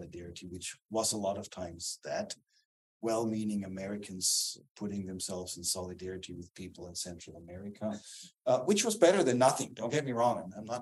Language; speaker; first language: English; non-native, fluent; German